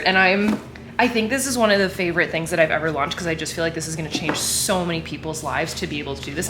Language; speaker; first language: English; native; English